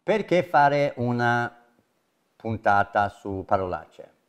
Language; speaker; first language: Italian; non-native, fluent; English